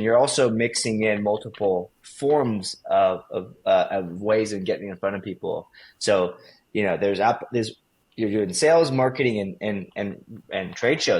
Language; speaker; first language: English; native; English